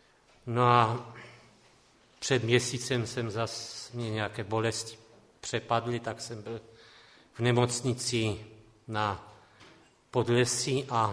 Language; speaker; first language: Czech; non-native, local second language; Polish